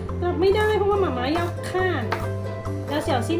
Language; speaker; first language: Chinese; non-native, fluent; Thai